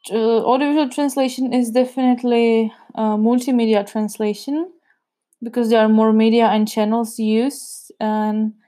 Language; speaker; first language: English; non-native, fluent; Czech